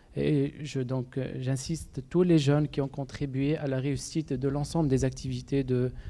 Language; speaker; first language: French; non-native, local second language; Arabic